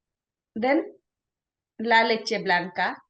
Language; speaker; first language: Spanish; non-native, fluent; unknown